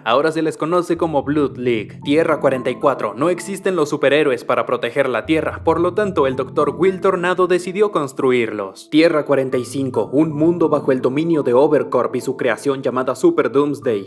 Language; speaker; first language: Spanish; native; Spanish